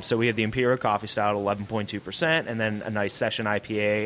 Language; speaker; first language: English; native; English